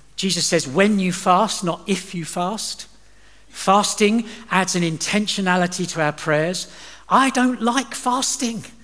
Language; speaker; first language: English; native; English